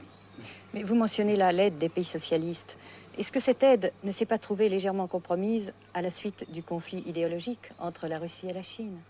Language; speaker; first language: French; native; French